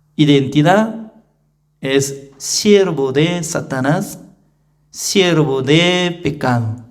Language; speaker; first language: Spanish; non-native, fluent; Korean